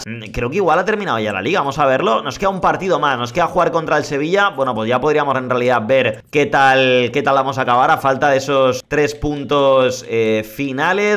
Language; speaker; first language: Spanish; native; Spanish